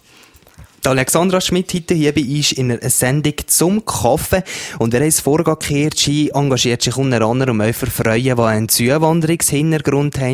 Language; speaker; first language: German; native; German